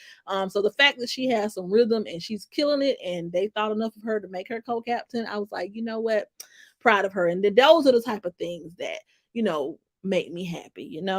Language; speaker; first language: English; native; English